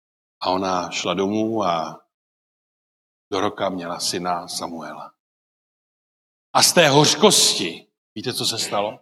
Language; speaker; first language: Czech; non-native, local second language; Polish